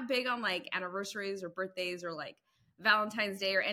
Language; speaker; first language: English; native; English